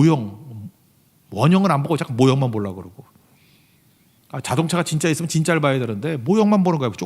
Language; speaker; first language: Korean; native; Korean